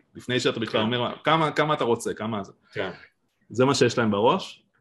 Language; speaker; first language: Hebrew; native; Hebrew